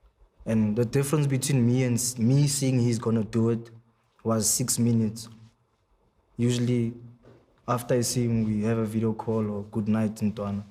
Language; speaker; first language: English; non-native, local second language; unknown